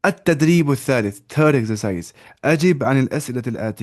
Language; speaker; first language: Arabic; non-native, fluent; Urdu